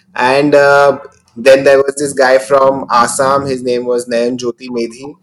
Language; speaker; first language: English; non-native, local second language; Hindi